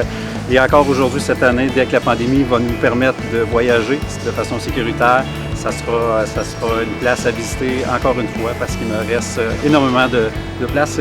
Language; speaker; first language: French; native; French